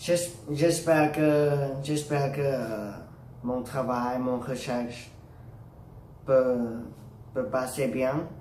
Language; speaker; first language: French; non-native, learner; Thai